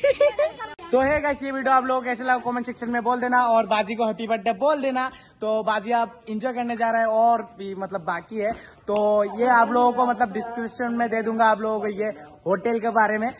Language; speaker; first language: Hindi; non-native, local second language; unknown